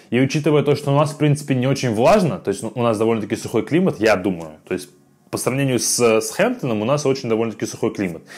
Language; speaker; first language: Russian; native; Russian